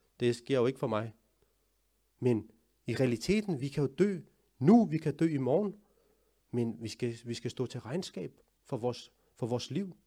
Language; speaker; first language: Danish; early bilingual, other home language; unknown